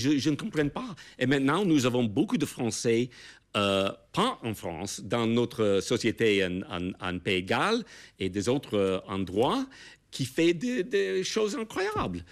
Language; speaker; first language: French; non-native, fluent; English